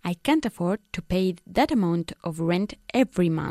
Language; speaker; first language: English; non-native, learner; Spanish